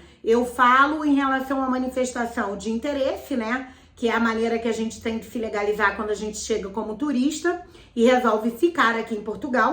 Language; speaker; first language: Portuguese; native; Portuguese